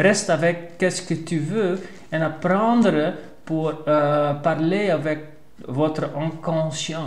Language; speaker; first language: French; non-native, learner; Dutch